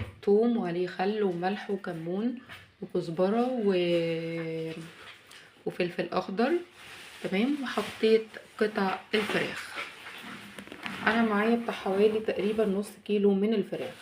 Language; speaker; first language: Arabic; native; Arabic